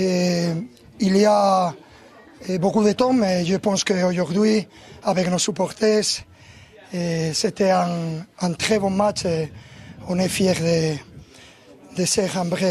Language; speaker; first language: French; non-native, learner; Spanish